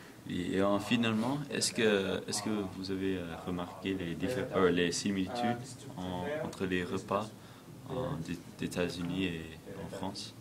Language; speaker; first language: French; non-native, learner; English